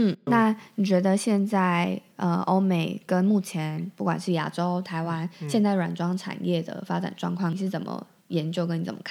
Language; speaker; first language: Chinese; native; Chinese